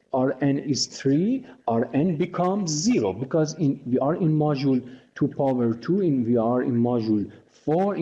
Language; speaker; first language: English; non-native, fluent; Persian